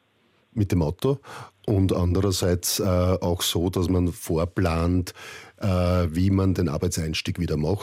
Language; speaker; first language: German; native; German